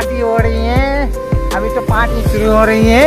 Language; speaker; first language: Hindi; non-native, local second language; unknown